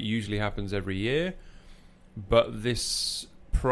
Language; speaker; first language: English; native; English